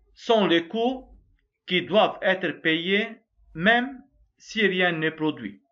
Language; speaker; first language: French; non-native, local second language; Arabic